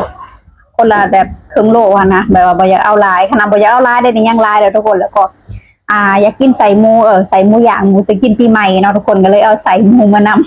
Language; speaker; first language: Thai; non-native, local second language; Lao